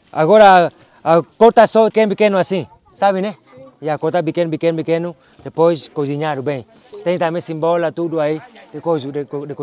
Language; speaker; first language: Portuguese; non-native, learner; Vietnamese